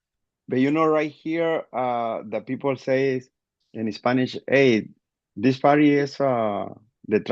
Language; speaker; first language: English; non-native, learner; Spanish